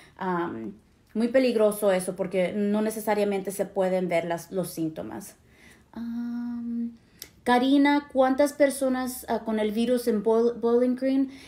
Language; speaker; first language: Spanish; early bilingual, heritage; Spanish